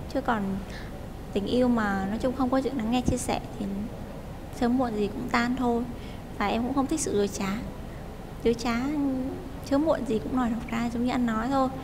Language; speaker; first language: Vietnamese; native; Vietnamese